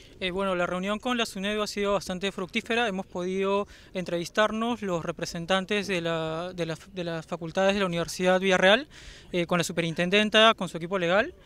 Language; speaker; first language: Spanish; native; Spanish